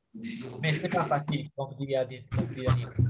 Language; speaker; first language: French; non-native, fluent; Spanish